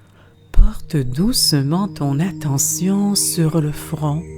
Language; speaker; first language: French; native; French